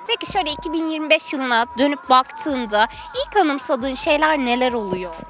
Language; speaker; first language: Turkish; native; Turkish